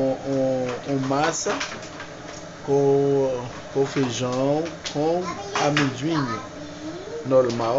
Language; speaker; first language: Portuguese; non-native, learner; Haitian Creole